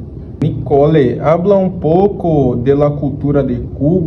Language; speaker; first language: Spanish; non-native, learner; Portuguese